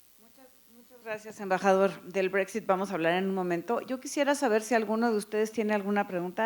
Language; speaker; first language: Spanish; native; Spanish